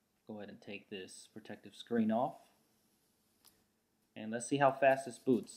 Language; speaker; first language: English; native; English